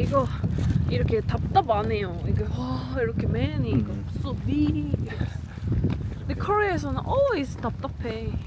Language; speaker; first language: Korean; non-native, learner; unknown